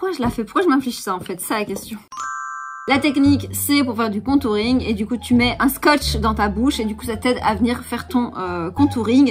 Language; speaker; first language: French; native; French